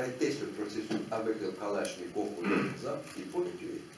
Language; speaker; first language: French; non-native, fluent; Russian